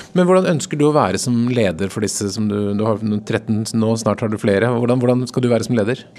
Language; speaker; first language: Norwegian; native; Norwegian